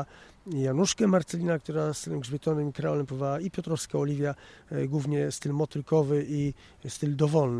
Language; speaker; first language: Polish; native; Polish